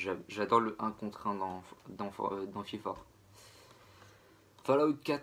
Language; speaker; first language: French; native; French